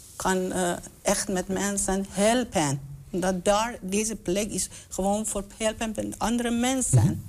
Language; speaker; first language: Dutch; non-native, learner; Persian